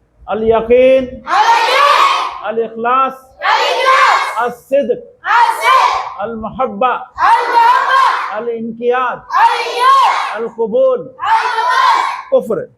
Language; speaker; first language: Telugu; non-native, local second language; Urdu